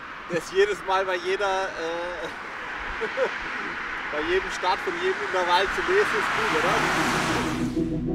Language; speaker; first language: German; native; German